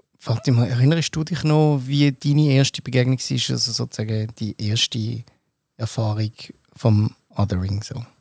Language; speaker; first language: German; native; German